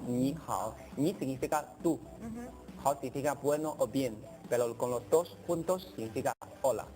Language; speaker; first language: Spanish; non-native, fluent; Chinese